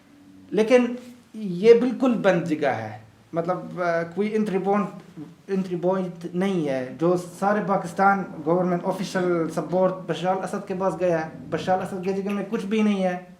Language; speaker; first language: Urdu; non-native, learner; Arabic